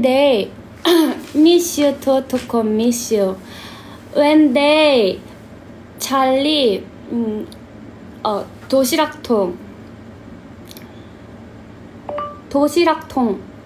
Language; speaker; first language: English; non-native, learner; Korean